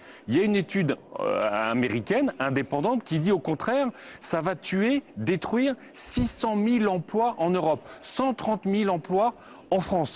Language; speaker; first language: French; native; French